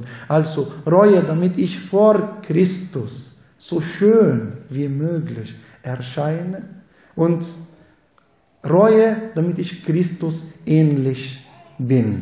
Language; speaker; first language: German; non-native, fluent; Arabic